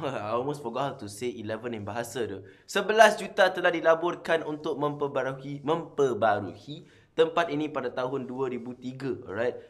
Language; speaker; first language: English; non-native, local second language; Malay